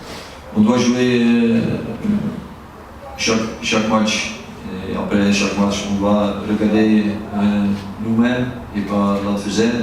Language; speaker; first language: French; non-native, learner; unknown